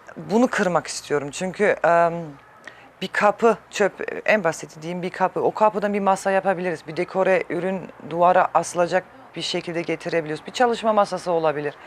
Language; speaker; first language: Turkish; early bilingual, heritage; Turkish